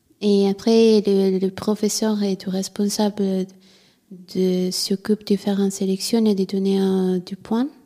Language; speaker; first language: French; non-native, learner; Italian